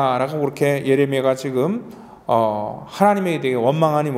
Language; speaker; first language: Korean; native; Korean